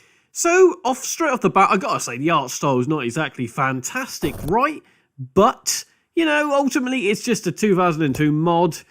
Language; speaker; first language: English; native; English